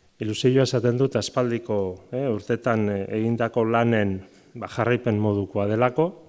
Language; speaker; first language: Basque; native; Basque